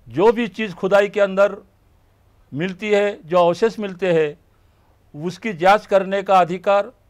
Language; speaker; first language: Hindi; non-native, local second language; Marathi